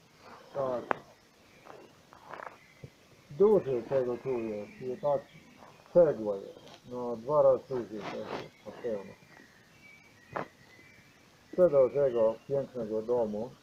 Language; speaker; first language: Polish; non-native, learner; Croatian